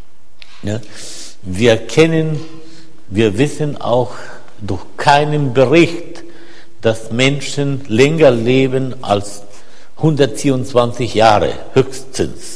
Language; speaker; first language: German; non-native, fluent; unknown